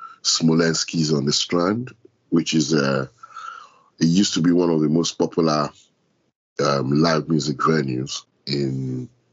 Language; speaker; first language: English; non-native, local second language; Yoruba